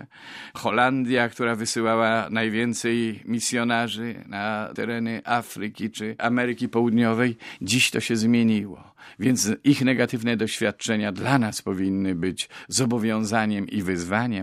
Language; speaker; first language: Polish; native; Polish